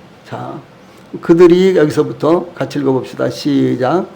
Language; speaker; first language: Korean; native; Korean